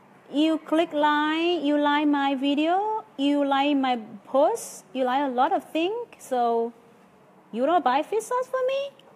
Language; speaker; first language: English; non-native, fluent; Vietnamese